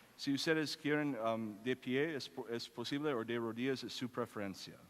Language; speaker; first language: Spanish; non-native, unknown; English